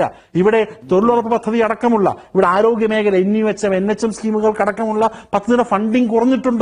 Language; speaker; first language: Malayalam; native; Malayalam